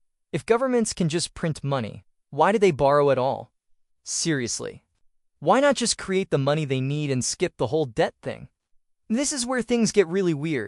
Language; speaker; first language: English; native; English